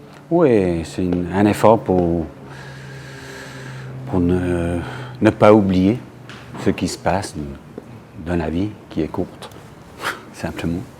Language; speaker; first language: French; non-native, fluent; English